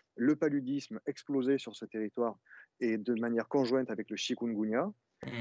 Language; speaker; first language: French; native; French